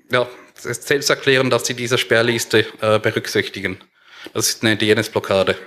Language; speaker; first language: German; native; German